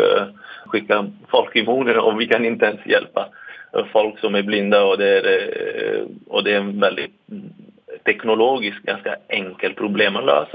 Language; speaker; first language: Swedish; non-native, fluent; Italian